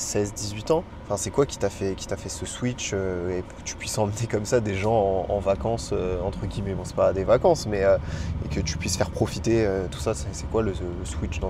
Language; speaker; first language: French; native; French